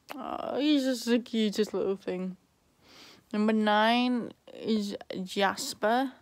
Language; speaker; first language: English; native; English